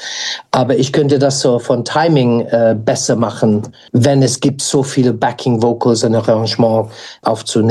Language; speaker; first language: German; non-native, fluent; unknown